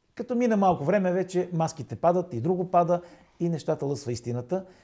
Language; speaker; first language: Bulgarian; native; Bulgarian